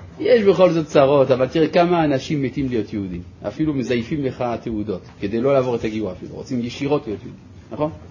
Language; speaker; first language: Hebrew; non-native, fluent; French